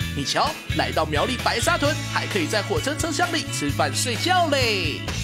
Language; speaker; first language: Chinese; native; Chinese